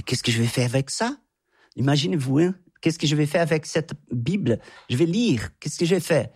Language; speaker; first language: French; non-native, fluent; Portuguese